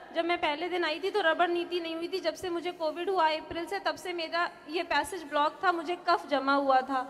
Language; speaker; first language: Hindi; native; Hindi